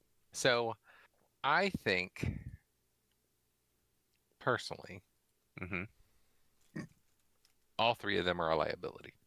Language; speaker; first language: English; native; English